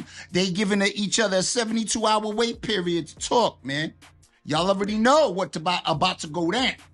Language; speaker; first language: English; native; English